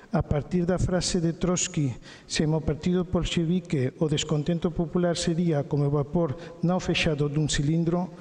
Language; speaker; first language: Portuguese; non-native, fluent; Galician